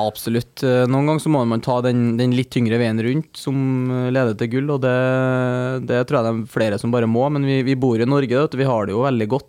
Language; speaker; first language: Norwegian; native; Norwegian